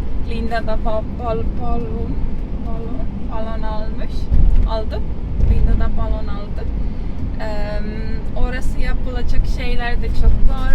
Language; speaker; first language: Turkish; non-native, learner; Estonian